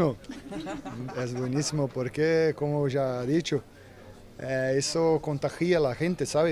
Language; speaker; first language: Spanish; non-native, fluent; Portuguese